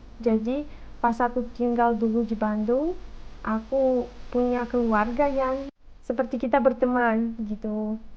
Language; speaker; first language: Indonesian; non-native, fluent; Russian